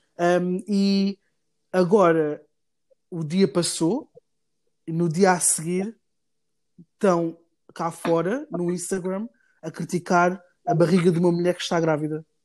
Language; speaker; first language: Portuguese; native; Portuguese